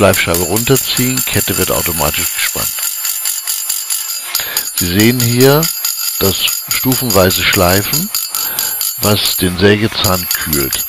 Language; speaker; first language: German; native; German